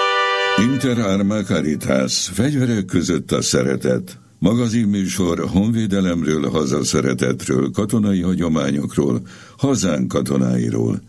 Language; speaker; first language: Hungarian; native; Hungarian